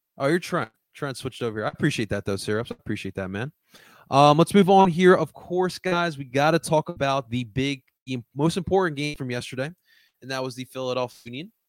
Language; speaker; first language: English; early bilingual, other home language; Spanish